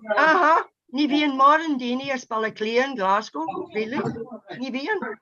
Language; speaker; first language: Irish; non-native, local second language; English